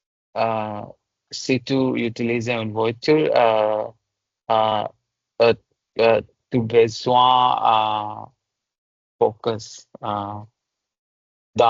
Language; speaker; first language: French; non-native, learner; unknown